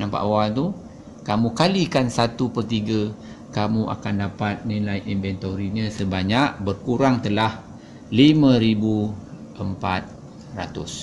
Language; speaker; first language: Malay; native; Malay